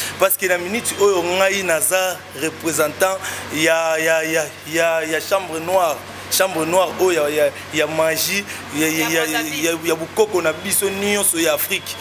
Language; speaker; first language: Lingala; non-native, local second language; Kongo